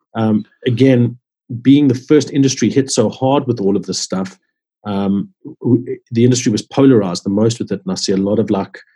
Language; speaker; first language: English; native; English